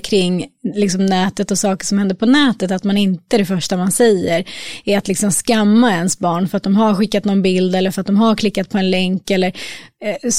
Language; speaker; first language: Swedish; native; Swedish